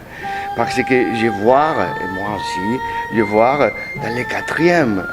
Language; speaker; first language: French; non-native, learner; Spanish